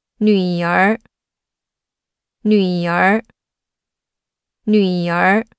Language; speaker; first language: Chinese; non-native, fluent; Korean